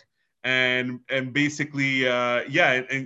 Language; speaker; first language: English; non-native, fluent; French